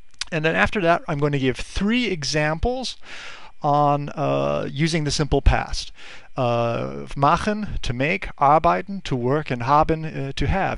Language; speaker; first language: English; native; English